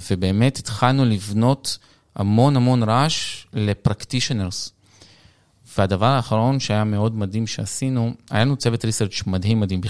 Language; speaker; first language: Hebrew; early bilingual, other home language; Russian